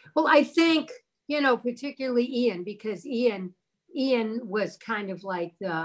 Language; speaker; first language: English; native; English